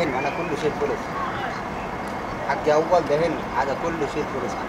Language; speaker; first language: Arabic; non-native, learner; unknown